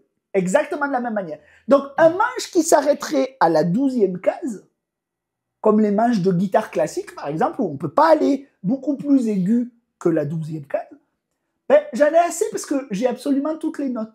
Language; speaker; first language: French; native; French